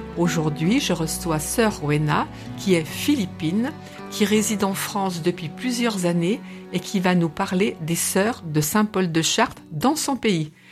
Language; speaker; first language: French; native; French